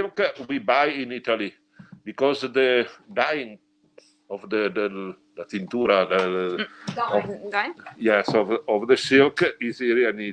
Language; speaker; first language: English; non-native, learner; Italian